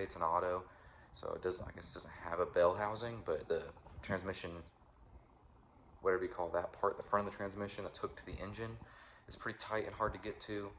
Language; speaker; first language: English; native; English